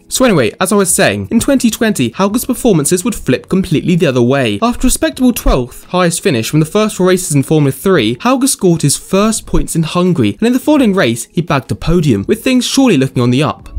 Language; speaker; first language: English; native; English